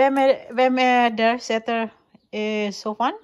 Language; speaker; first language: Swedish; non-native, learner; Filipino